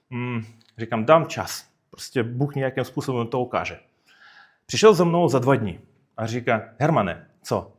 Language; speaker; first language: Czech; non-native, fluent; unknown